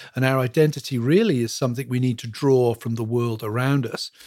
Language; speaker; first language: English; native; English